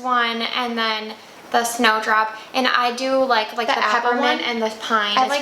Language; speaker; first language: English; native; English